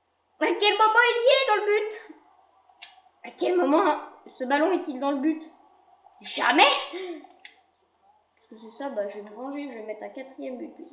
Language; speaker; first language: French; native; French